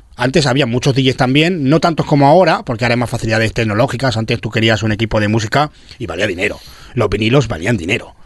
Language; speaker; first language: Catalan; non-native, local second language; Spanish